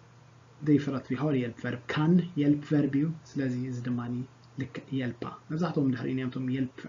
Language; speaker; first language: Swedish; non-native, fluent; Tigrinya